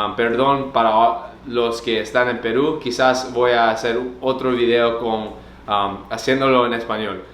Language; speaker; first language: Spanish; early bilingual, other home language; English